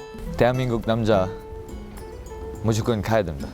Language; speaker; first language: Korean; non-native, learner; English